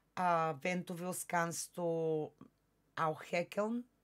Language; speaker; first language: German; non-native, fluent; Bulgarian